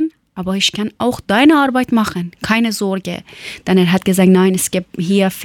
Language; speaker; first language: German; non-native, learner; Persian